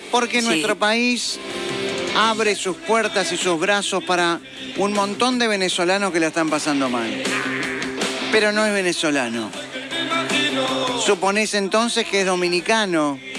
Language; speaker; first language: Spanish; native; Spanish